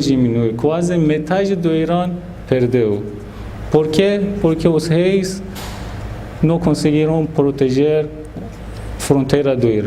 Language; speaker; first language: Portuguese; non-native, fluent; Persian